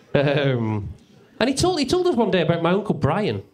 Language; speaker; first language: English; native; English